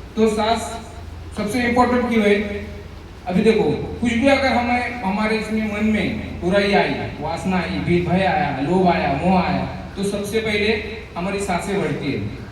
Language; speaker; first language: Hindi; non-native, local second language; Marathi